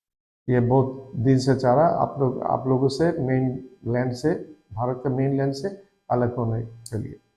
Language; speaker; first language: Hindi; non-native, learner; Bangla